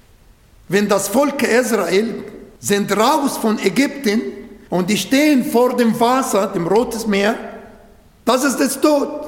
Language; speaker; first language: German; non-native, fluent; Arabic